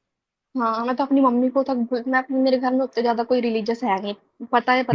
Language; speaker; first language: Hindi; native; Hindi